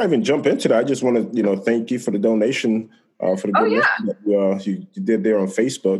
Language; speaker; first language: English; native; English